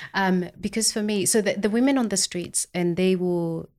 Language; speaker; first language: English; non-native, local second language; Kikuyu